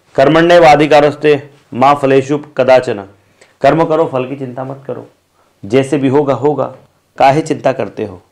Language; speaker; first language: Hindi; non-native, local second language; Marathi